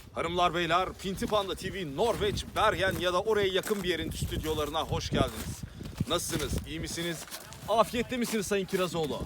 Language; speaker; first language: Turkish; native; Turkish